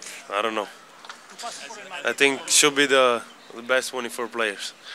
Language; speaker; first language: English; non-native, fluent; Slovenian